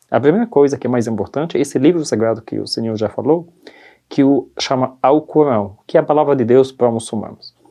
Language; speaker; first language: Portuguese; non-native, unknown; Arabic